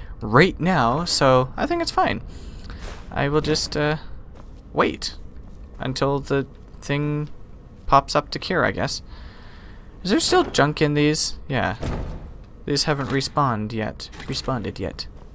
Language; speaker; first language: English; native; English